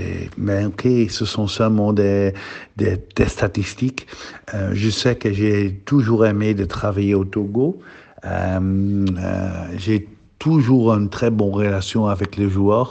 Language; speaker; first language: French; non-native, fluent; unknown